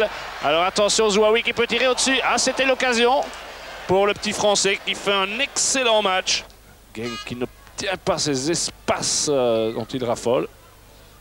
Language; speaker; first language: French; native; French